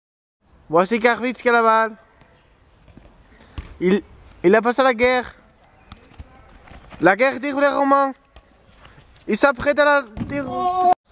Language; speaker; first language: French; non-native, learner; Spanish